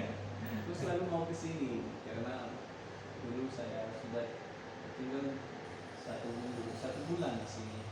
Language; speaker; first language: Indonesian; non-native, learner; Urdu